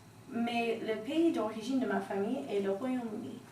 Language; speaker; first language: French; non-native, learner; English